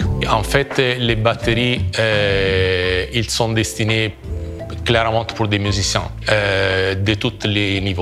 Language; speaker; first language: French; non-native, fluent; Italian